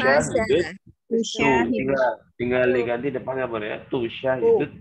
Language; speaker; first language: Indonesian; native; Indonesian